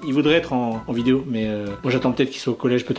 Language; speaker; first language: French; native; French